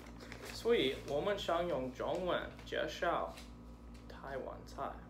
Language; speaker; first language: Chinese; non-native, learner; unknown